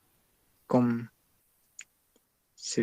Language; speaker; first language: French; non-native, learner; Spanish